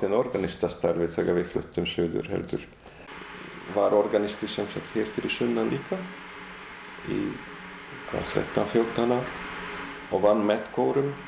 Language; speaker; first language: Icelandic; non-native, fluent; Hungarian